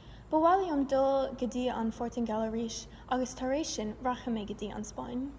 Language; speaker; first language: Irish; non-native, learner; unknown